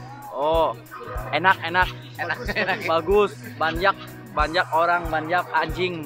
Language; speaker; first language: Indonesian; non-native, learner; Thai